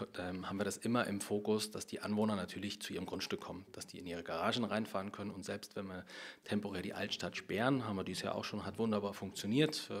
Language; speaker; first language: German; native; German